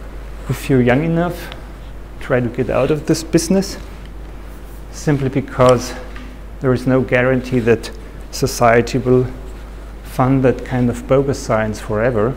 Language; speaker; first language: English; non-native, fluent; German